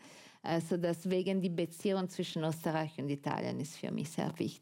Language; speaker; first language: German; non-native, fluent; Italian